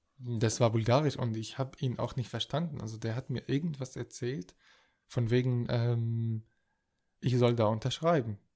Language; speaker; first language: German; non-native, fluent; Arabic